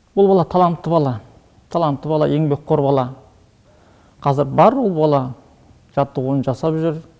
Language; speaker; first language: Kazakh; early bilingual, heritage; Kazakh